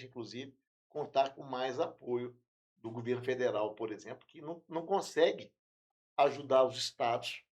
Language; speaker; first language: Portuguese; native; Portuguese